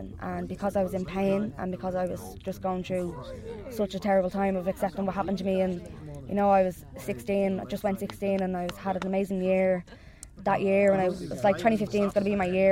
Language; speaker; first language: English; native; English